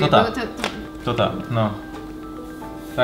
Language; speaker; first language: Polish; native; Polish